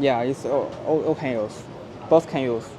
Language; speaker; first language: English; non-native, learner; Chinese